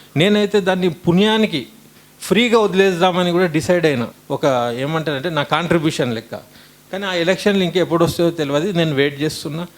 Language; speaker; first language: Telugu; native; Telugu